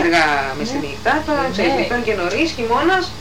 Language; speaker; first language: Greek; native; Greek